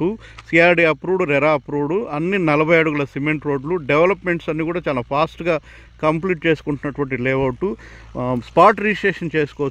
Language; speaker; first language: Telugu; native; Telugu